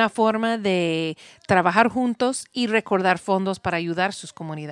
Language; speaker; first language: Spanish; non-native, learner; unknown